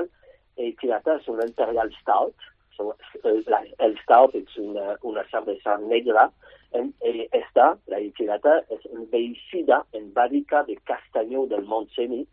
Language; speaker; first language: Spanish; non-native, learner; French